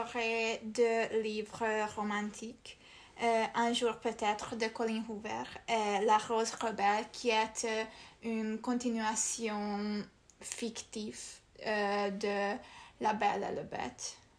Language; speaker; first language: French; non-native, learner; Hungarian